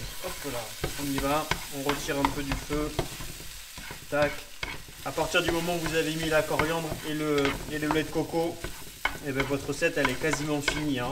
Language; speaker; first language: French; native; French